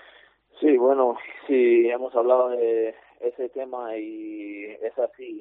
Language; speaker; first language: Spanish; non-native, fluent; English